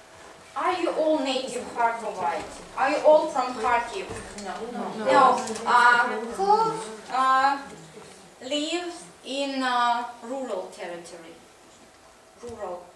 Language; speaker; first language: English; non-native, fluent; Russian